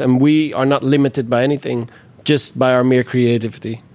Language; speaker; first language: English; non-native, fluent; Dutch